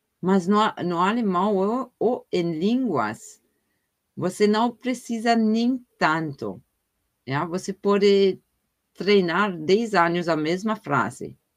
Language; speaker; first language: Portuguese; non-native, fluent; German